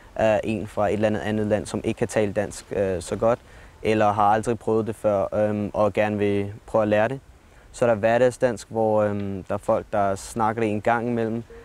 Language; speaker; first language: Danish; early bilingual, heritage; Danish